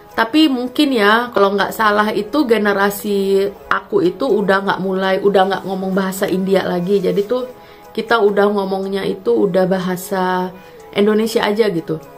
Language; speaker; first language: Indonesian; native; Indonesian